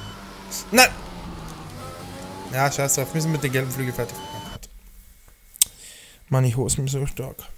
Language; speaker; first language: German; native; German